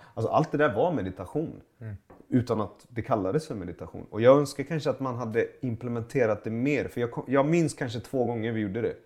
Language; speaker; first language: Swedish; early bilingual, other home language; Persian